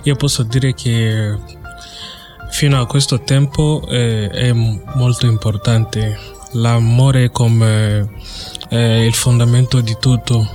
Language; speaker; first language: Italian; non-native, learner; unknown